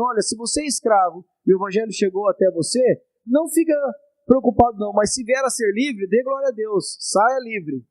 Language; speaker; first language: Portuguese; native; Portuguese